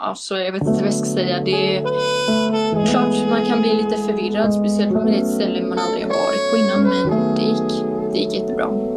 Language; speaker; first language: Swedish; early bilingual, heritage; Swedish